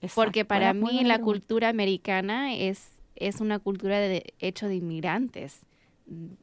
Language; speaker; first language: Spanish; early bilingual, heritage; Spanish